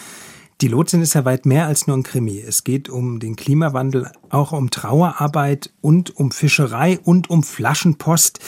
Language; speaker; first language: German; native; German